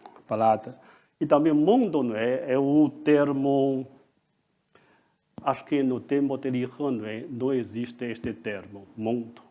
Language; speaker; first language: Portuguese; non-native, fluent; Chinese